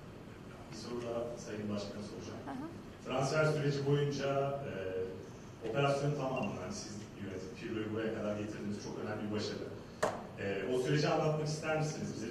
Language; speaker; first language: Turkish; native; Turkish